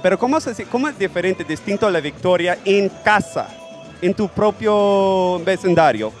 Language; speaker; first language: Spanish; non-native, fluent; English